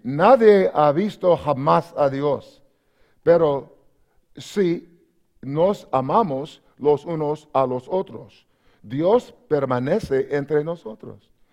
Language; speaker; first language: Spanish; non-native, learner; English